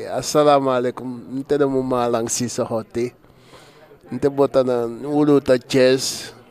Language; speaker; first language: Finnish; non-native, fluent; Mandingo